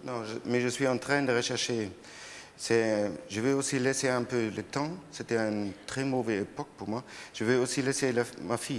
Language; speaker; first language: French; non-native, learner; German